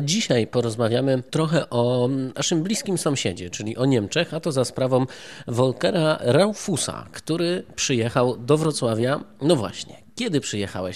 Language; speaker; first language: Polish; native; Polish